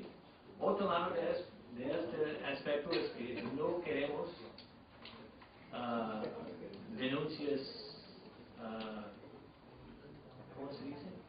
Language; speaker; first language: Spanish; non-native, fluent; English